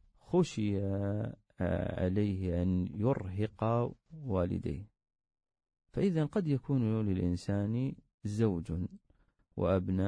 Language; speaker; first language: Arabic; native; Arabic